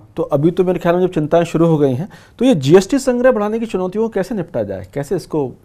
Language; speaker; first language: Hindi; native; Hindi